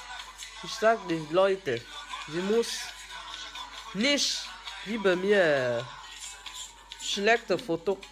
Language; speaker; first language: German; non-native, learner; French